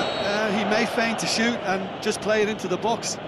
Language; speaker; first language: English; native; English